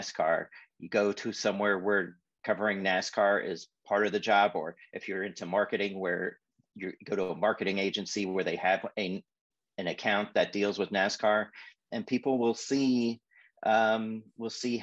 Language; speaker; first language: English; native; English